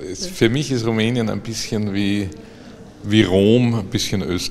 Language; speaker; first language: German; non-native, fluent; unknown